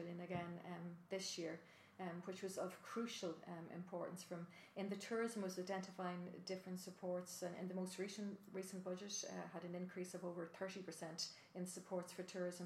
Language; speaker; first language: English; native; English